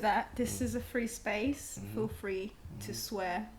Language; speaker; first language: English; native; English